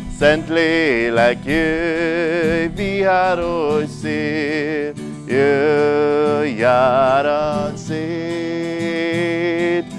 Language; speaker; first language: Hungarian; non-native, fluent; Portuguese